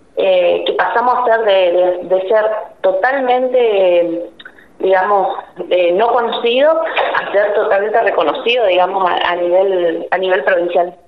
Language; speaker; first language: Spanish; native; Spanish